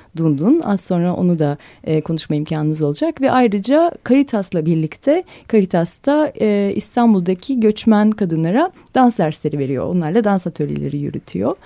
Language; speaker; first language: Turkish; native; Turkish